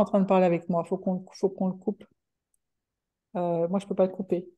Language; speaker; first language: French; native; French